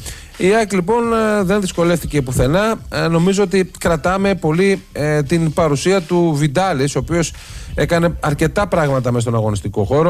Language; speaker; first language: Greek; native; Greek